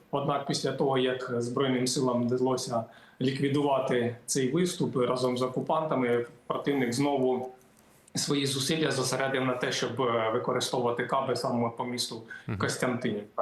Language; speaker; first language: Ukrainian; native; Ukrainian